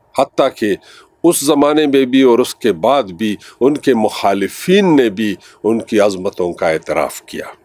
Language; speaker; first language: Urdu; non-native, local second language; Pashto